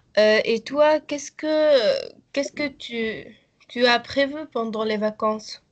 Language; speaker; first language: French; non-native, learner; Arabic